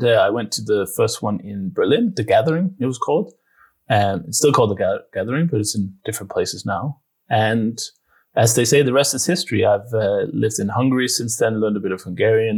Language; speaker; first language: English; non-native, fluent; Danish